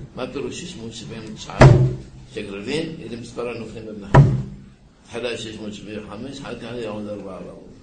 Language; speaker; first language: Hebrew; early bilingual, other home language; Arabic